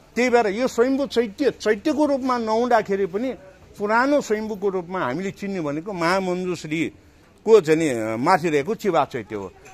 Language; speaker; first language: Nepali; non-native, local second language; Newari